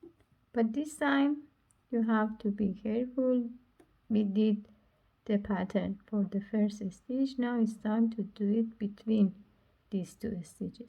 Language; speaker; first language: English; non-native, learner; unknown